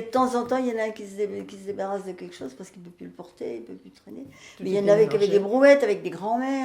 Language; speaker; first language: French; native; French